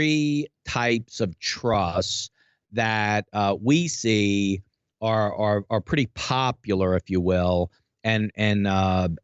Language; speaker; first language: English; native; English